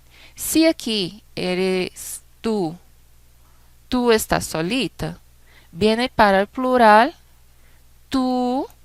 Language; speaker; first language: Spanish; non-native, fluent; Portuguese